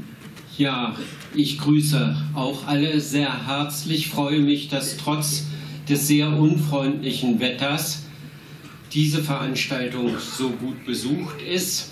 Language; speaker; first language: German; native; German